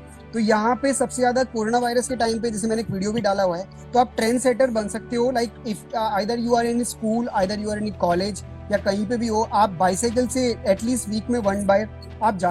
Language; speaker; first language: Hindi; native; Hindi